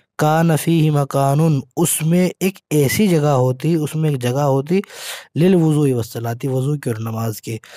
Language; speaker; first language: Urdu; native; Urdu